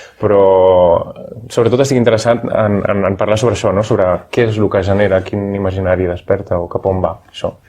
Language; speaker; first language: Catalan; native; Catalan